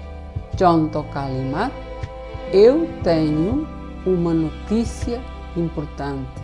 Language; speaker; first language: Portuguese; non-native, fluent; Indonesian